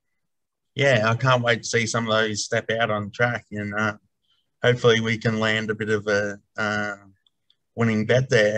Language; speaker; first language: English; native; English